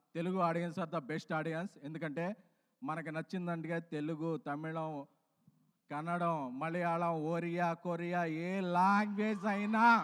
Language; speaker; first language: Telugu; native; Telugu